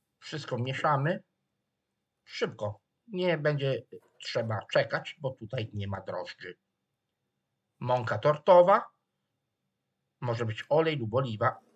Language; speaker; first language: Polish; non-native, fluent; Italian